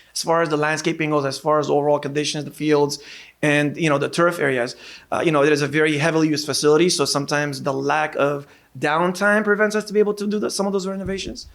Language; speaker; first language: English; native; English